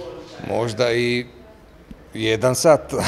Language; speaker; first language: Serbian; non-native, learner; Slovak